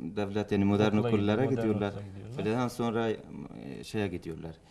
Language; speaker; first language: Turkish; non-native, fluent; Persian